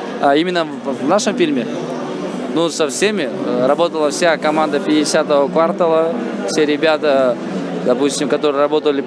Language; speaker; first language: Russian; non-native, local second language; Kyrgyz